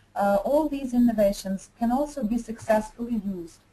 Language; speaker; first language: English; non-native, fluent; Ukrainian